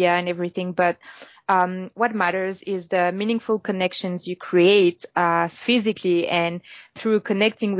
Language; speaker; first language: English; non-native, fluent; French